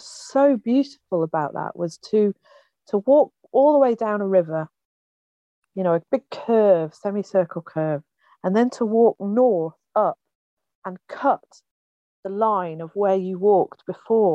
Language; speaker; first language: English; native; English